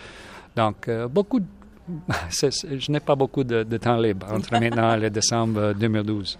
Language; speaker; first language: French; non-native, local second language; English